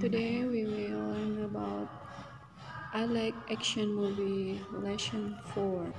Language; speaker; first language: English; non-native, learner; Indonesian